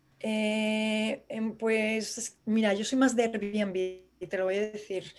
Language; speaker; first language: Spanish; native; Spanish